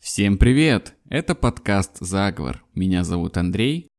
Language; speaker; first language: Russian; native; Russian